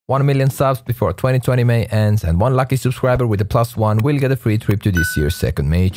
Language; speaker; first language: English; non-native, fluent; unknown